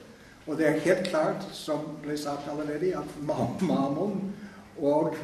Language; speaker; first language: Norwegian; non-native, fluent; English